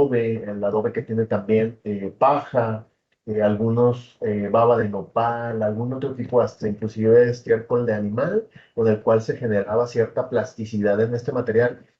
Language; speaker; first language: Spanish; native; Spanish